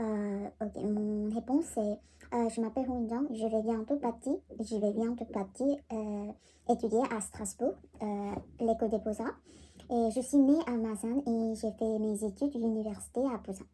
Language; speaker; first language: French; non-native, learner; Korean